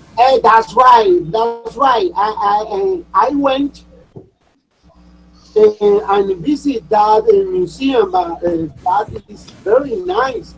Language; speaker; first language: English; non-native, learner; Spanish